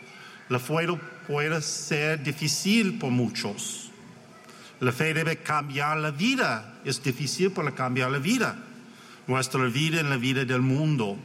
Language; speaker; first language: Spanish; non-native, learner; English